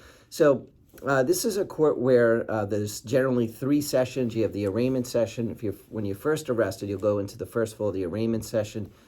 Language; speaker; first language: English; native; English